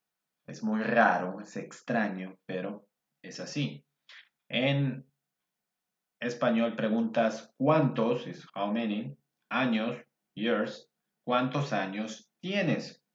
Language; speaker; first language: Spanish; non-native, fluent; English